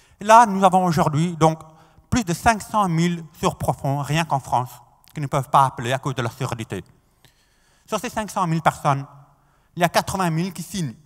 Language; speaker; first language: French; non-native, fluent; English